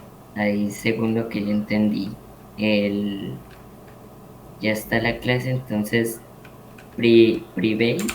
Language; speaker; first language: Spanish; native; Spanish